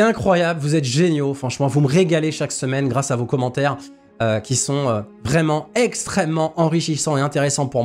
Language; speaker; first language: French; native; French